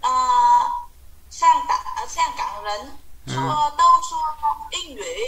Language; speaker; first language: Chinese; non-native, learner; Vietnamese